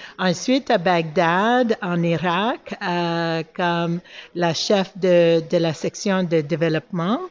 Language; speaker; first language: French; non-native, local second language; English